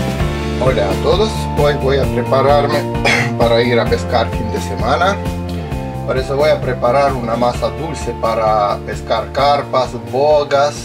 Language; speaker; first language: Spanish; non-native, fluent; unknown